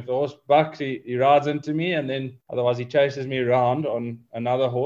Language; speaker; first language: English; native; English